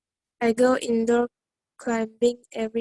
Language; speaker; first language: English; non-native, learner; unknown